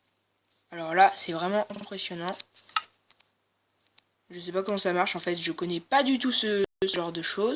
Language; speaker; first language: French; native; French